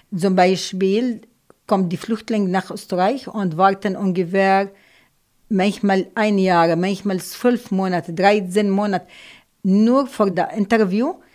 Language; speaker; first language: German; non-native, learner; Arabic